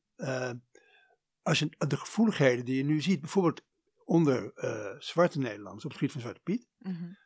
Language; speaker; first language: Dutch; native; Dutch